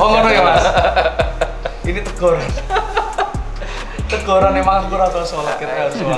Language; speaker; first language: Indonesian; non-native, local second language; Javanese